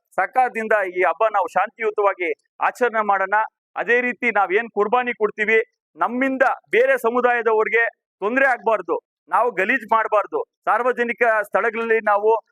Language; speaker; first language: Kannada; non-native, local second language; Urdu